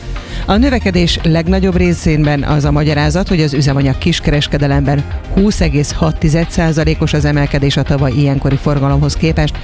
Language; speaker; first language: Hungarian; native; Hungarian